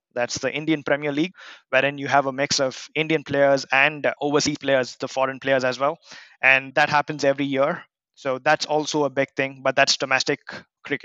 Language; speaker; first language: English; non-native, local second language; Kannada